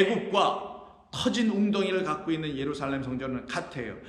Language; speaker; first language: Korean; native; Korean